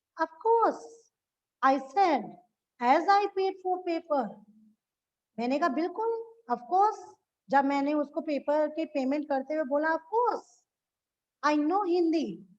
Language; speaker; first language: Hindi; native; Hindi